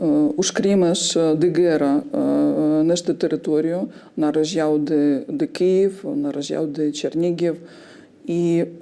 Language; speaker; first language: Portuguese; non-native, fluent; Ukrainian